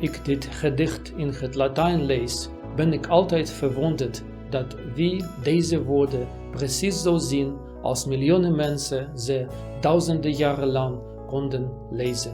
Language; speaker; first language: Dutch; non-native, learner; Russian